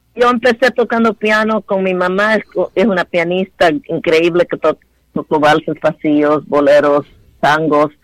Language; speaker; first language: Spanish; early bilingual, heritage; Spanish